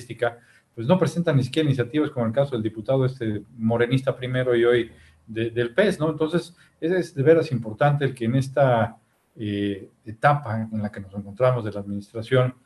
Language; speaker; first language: Spanish; native; Spanish